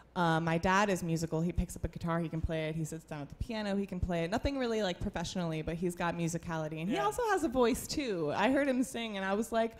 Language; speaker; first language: English; native; English